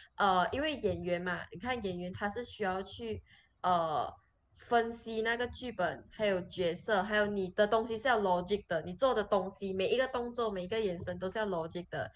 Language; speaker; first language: Chinese; native; Chinese